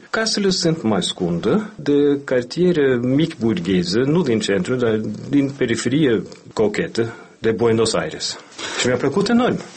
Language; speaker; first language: Romanian; non-native, fluent; Norwegian